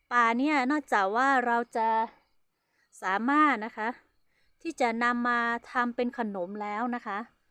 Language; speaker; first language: Thai; non-native, local second language; Hmong